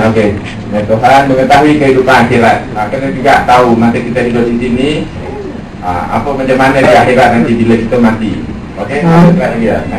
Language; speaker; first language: Malay; non-native, local second language; Tamil